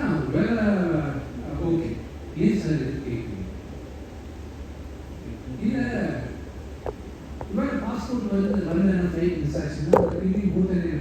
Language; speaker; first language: Tamil; non-native, local second language; Telugu